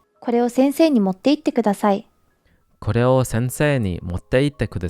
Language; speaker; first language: Japanese; non-native, learner; English